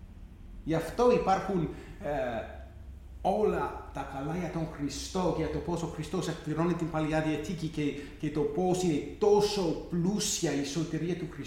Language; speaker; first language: Greek; non-native, fluent; English